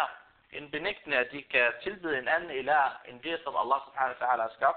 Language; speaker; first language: Danish; non-native, fluent; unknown